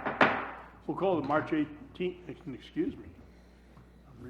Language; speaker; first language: English; native; English